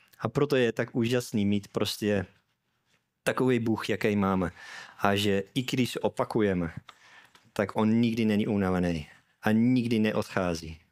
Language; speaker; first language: Czech; non-native, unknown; English